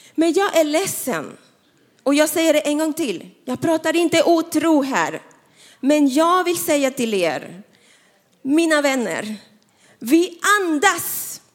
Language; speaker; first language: Swedish; non-native, fluent; Spanish